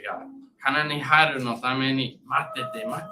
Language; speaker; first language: Japanese; non-native, learner; English